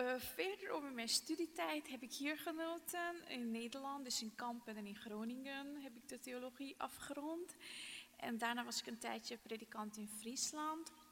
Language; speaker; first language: Dutch; non-native, fluent; Hungarian